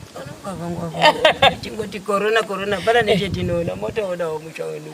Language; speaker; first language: Shona; native; Shona